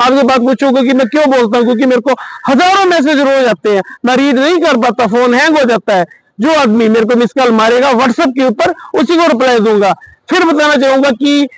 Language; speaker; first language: Hindi; non-native, local second language; Punjabi